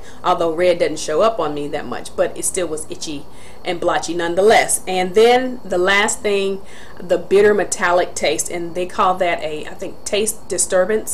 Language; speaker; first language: English; native; English